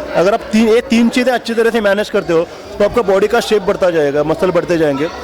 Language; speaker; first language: Hindi; non-native, local second language; Marathi